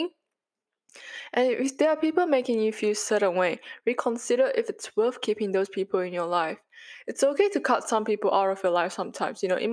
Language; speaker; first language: English; non-native, local second language; Chinese